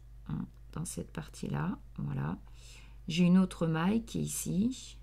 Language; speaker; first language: French; native; French